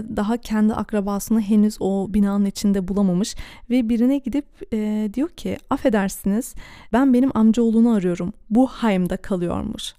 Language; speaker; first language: Turkish; early bilingual, heritage; Turkish